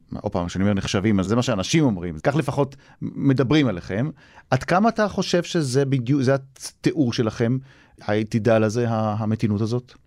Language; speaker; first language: Hebrew; native; Hebrew